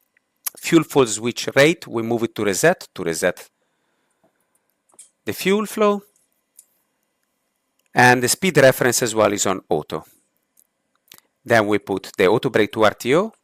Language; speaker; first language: English; non-native, fluent; Italian